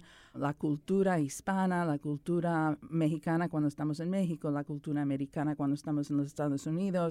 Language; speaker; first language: Spanish; early bilingual, heritage; Spanish